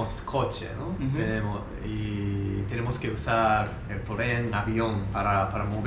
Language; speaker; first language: Spanish; non-native, learner; Japanese